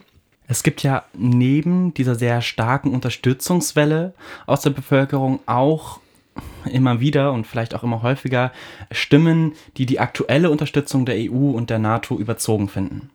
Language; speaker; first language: German; native; German